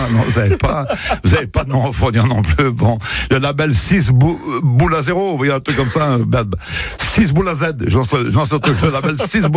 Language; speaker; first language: French; native; French